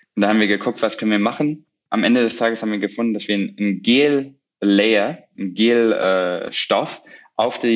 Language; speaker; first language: German; native; German